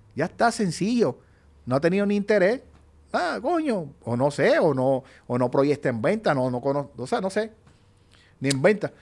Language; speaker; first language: Spanish; native; Spanish